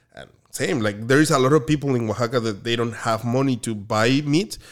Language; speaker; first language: English; non-native, fluent; Spanish